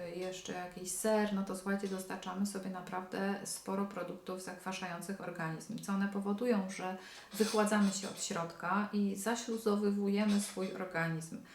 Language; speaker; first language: Polish; native; Polish